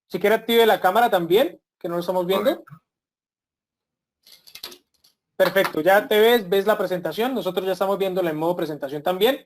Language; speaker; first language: Spanish; native; Spanish